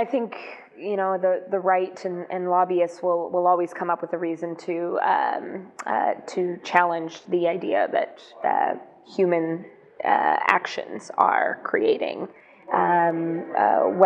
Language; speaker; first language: English; non-native, fluent; Greek